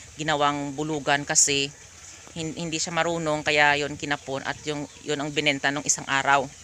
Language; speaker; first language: Filipino; native; Filipino